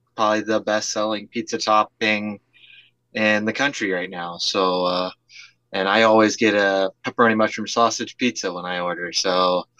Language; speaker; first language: English; native; English